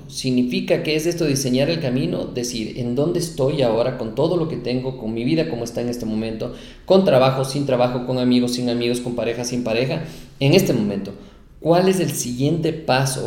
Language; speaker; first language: Spanish; native; Spanish